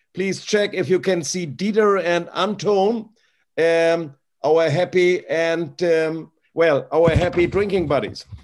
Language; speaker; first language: English; non-native, fluent; German